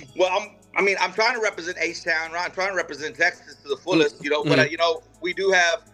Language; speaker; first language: English; native; English